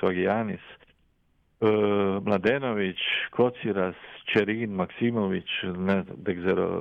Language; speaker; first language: Greek; non-native, fluent; Croatian